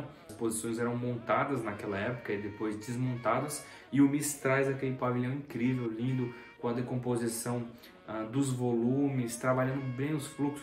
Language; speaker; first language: Portuguese; native; Portuguese